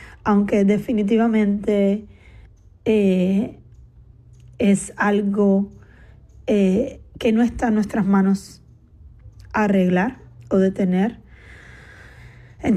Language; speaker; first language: Spanish; native; Spanish